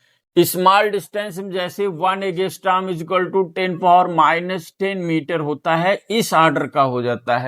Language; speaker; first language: Hindi; native; Hindi